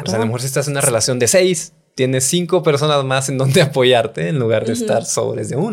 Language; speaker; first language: Spanish; native; Spanish